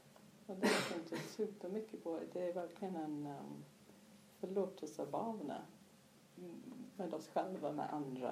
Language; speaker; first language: Swedish; non-native, fluent; English